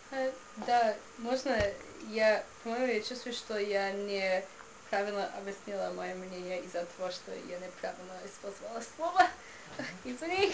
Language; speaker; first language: Russian; non-native, learner; English